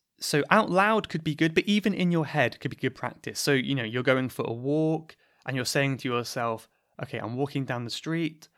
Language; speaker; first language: English; native; English